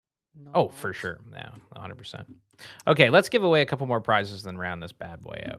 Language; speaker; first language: English; native; English